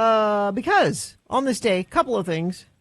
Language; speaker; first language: English; native; English